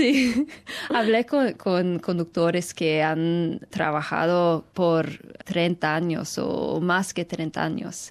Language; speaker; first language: Spanish; non-native, fluent; English